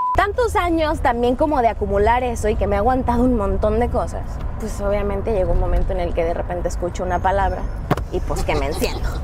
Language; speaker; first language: Spanish; native; Spanish